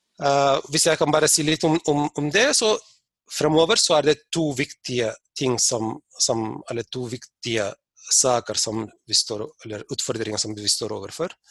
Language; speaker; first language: Norwegian; non-native, fluent; Arabic